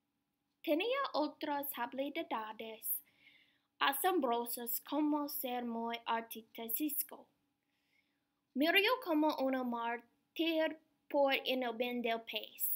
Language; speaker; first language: Spanish; non-native, learner; English